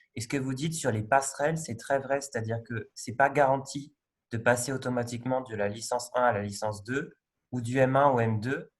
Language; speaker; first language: French; native; French